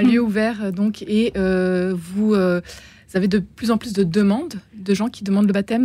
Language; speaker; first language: French; native; French